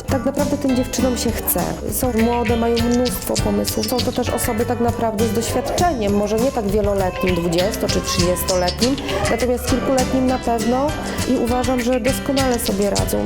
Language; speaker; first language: Polish; native; Polish